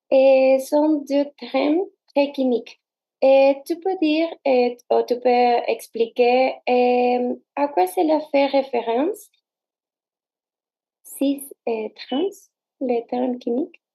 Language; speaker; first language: French; non-native, learner; Spanish